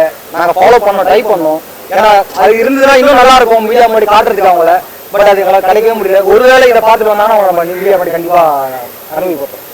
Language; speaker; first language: Tamil; native; Tamil